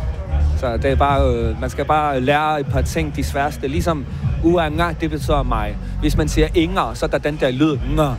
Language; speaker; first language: Danish; non-native, local second language; Kalaallisut